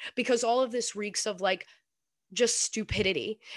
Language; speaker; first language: English; native; English